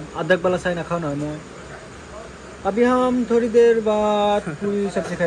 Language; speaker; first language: Hindi; non-native, local second language; Assamese